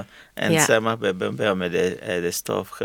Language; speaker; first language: Dutch; non-native, learner; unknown